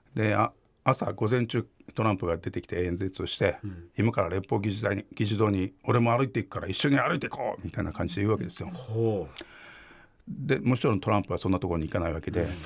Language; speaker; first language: Japanese; native; Japanese